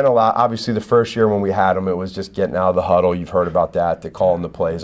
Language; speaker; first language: English; native; English